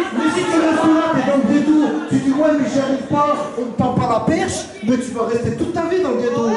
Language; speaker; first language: French; native; French